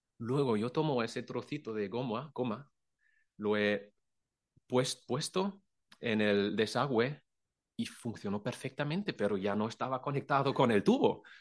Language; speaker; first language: Spanish; non-native, fluent; German